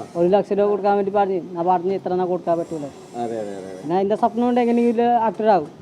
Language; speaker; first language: Malayalam; non-native, local second language; Odia